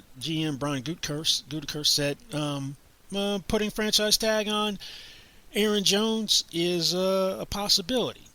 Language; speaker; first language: English; native; English